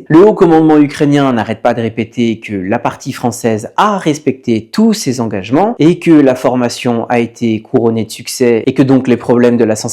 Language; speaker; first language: French; native; French